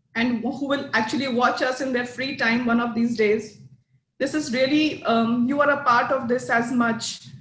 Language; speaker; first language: English; non-native, local second language; Hindi